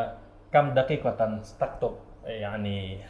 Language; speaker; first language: Arabic; non-native, learner; Indonesian